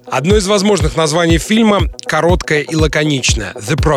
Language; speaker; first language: Russian; native; Russian